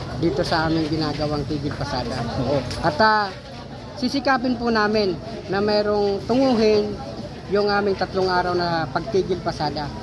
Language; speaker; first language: Filipino; native; Filipino